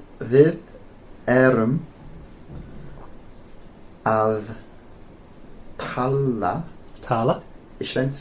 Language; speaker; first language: Icelandic; non-native, learner; English